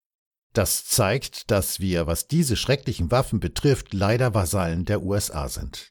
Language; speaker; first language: German; native; German